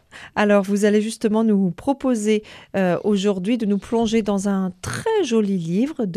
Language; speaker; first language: French; native; French